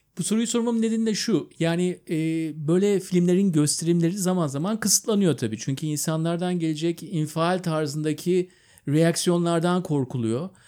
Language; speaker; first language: Turkish; native; Turkish